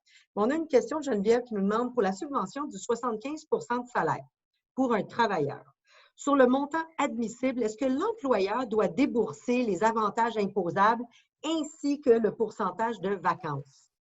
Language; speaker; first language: French; native; French